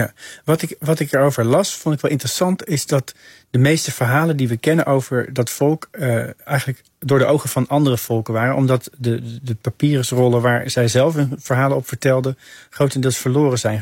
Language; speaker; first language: Dutch; native; Dutch